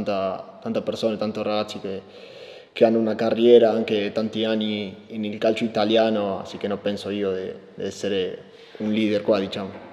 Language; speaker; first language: Italian; non-native, learner; Spanish